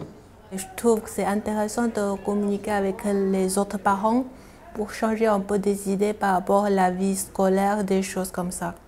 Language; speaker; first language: French; non-native, learner; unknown